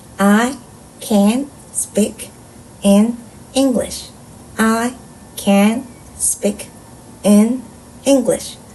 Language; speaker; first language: English; non-native, fluent; Korean